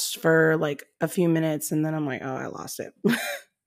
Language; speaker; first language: English; native; English